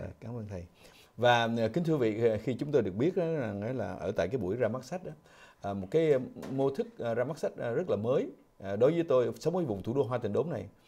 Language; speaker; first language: Vietnamese; native; Vietnamese